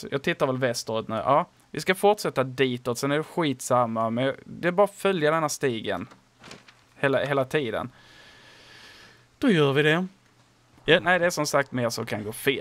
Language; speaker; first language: Swedish; native; Swedish